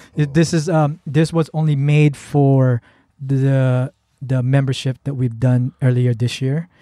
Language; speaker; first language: English; early bilingual, other home language; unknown